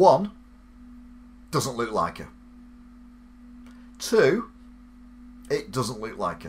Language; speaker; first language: English; native; English